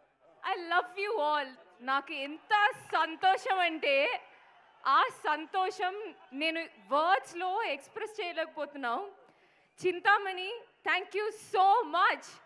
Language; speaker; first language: Telugu; non-native, fluent; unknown